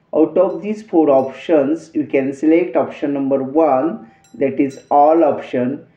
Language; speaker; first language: English; non-native, local second language; Marathi